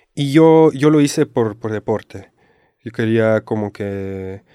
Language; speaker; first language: Spanish; non-native, fluent; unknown